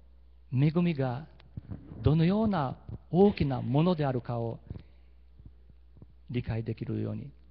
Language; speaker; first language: Japanese; early bilingual, heritage; Portuguese